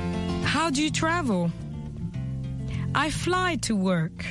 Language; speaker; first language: English; non-native, fluent; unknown